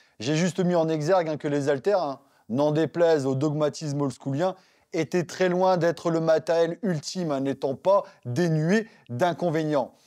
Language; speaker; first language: French; native; French